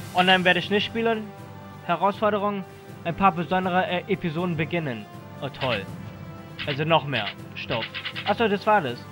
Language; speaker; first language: German; native; German